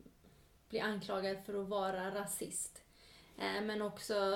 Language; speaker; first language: Swedish; early bilingual, other home language; Kurdish